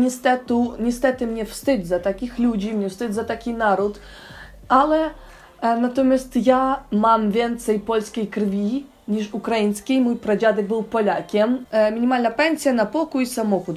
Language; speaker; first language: Polish; non-native, learner; Ukrainian